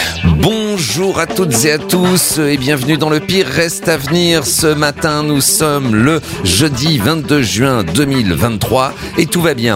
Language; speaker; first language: French; native; French